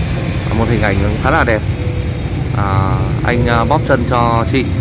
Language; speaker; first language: Vietnamese; native; Vietnamese